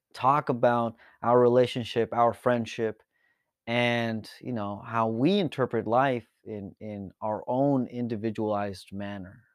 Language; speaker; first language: English; early bilingual, other home language; Spanish